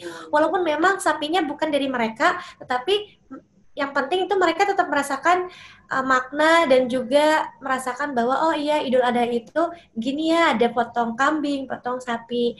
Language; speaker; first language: Indonesian; native; Indonesian